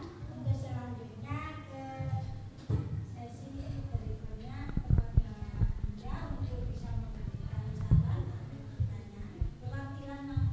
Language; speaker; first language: Indonesian; native; Indonesian